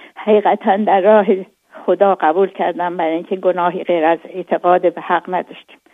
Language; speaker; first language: Persian; native; Persian